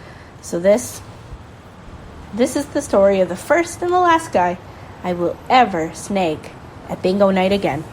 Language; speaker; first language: English; native; English